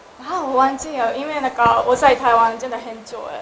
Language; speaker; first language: Chinese; non-native, learner; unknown